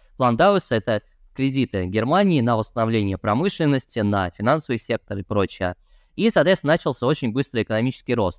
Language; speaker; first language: Russian; native; Russian